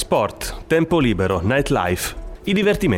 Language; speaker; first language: Italian; native; Italian